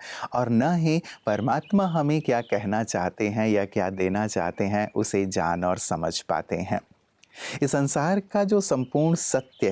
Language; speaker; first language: Hindi; native; Hindi